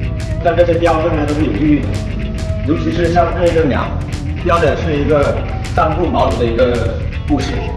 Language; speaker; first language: Chinese; native; Chinese